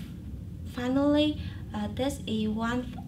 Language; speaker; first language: English; non-native, learner; Vietnamese